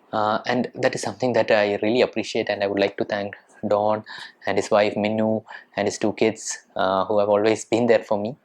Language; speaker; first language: English; non-native, local second language; Malayalam